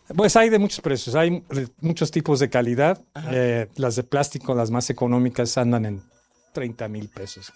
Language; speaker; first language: Spanish; early bilingual, heritage; Spanish